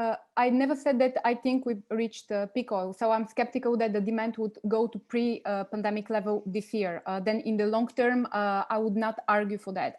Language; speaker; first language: English; non-native, fluent; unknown